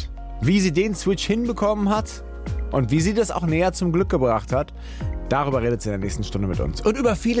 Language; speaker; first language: German; native; German